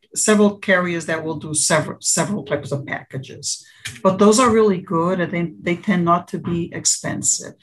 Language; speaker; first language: English; early bilingual, other home language; Portuguese